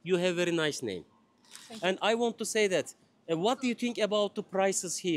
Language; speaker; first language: English; non-native, learner; Turkish